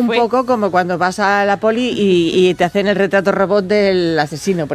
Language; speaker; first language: Spanish; native; Spanish